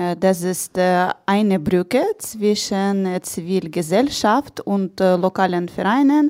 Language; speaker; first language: German; non-native, learner; Ukrainian